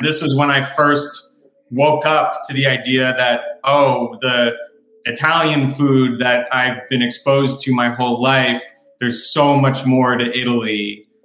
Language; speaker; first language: English; native; English